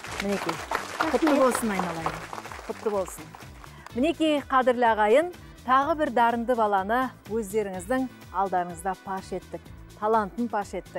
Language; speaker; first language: Kazakh; native; Kazakh